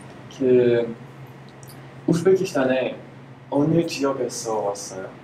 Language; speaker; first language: Korean; non-native, learner; French